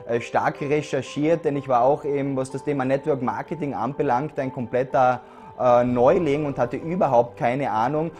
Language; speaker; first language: German; native; German